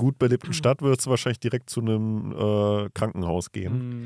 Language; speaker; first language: German; native; German